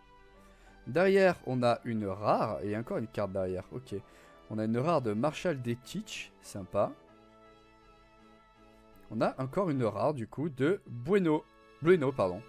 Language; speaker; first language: French; native; French